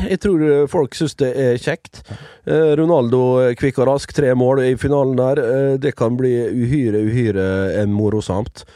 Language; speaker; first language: Norwegian; early bilingual, other home language; Dutch